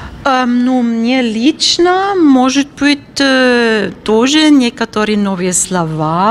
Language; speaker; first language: Russian; non-native, fluent; German